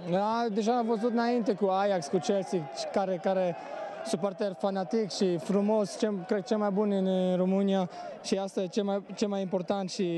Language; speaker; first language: Romanian; non-native, learner; Polish